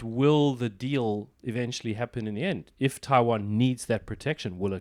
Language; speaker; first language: English; native; English